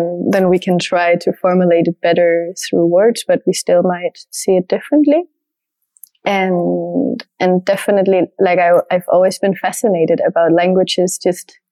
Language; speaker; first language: English; non-native, fluent; French